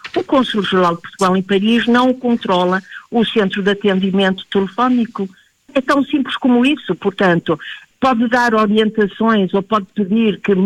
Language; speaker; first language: Portuguese; early bilingual, heritage; Portuguese